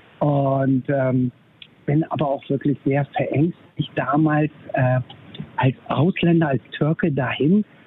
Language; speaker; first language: German; early bilingual, other home language; Turkish